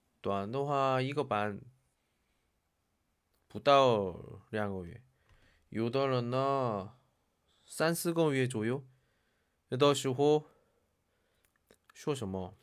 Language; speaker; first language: Chinese; non-native, learner; Korean